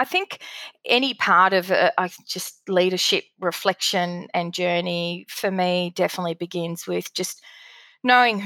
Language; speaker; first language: English; early bilingual, other home language; Greek